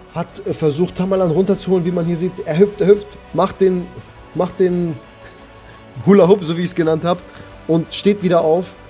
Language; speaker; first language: German; early bilingual, other home language; Armenian